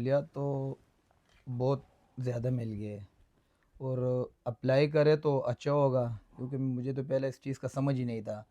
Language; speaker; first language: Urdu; non-native, local second language; Pashto